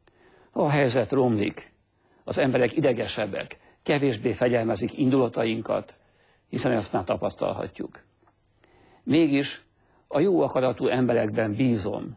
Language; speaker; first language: Hungarian; native; Hungarian